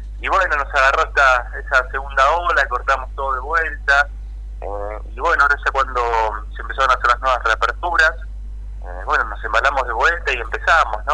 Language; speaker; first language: Spanish; native; Spanish